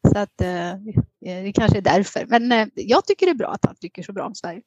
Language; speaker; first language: Swedish; native; Swedish